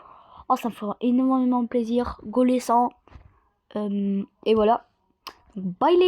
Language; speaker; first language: French; native; French